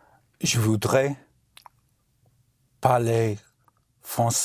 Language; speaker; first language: French; non-native, learner; English